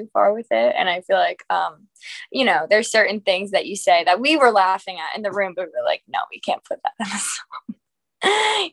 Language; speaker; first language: English; native; English